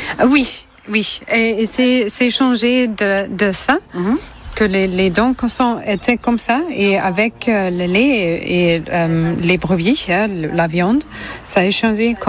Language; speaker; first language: French; non-native, fluent; German